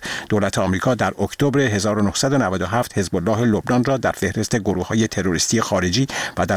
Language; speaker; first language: Persian; native; Persian